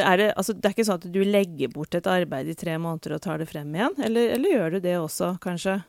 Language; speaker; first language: Norwegian; native; Norwegian